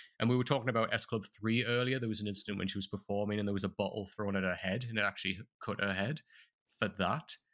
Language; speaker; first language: English; native; English